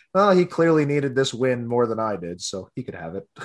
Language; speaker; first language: English; native; English